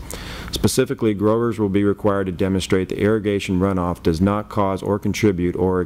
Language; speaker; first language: English; native; English